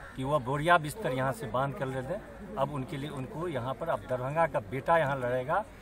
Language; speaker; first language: Hindi; native; Hindi